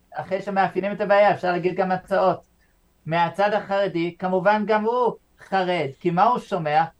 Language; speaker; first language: Hebrew; non-native, fluent; English